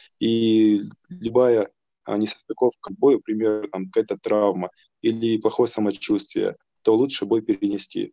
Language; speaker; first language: Russian; native; Russian